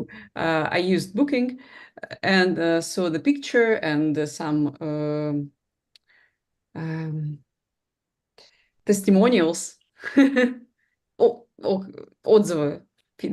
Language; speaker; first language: English; non-native, learner; Russian